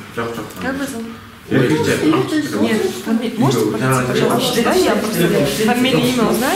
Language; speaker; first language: Russian; non-native, local second language; Kyrgyz